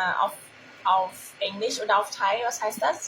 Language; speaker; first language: German; non-native, fluent; Thai